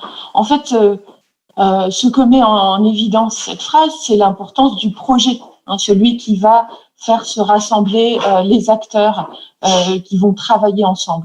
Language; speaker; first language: French; native; French